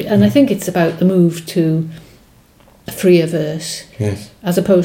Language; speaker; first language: English; non-native, local second language; Welsh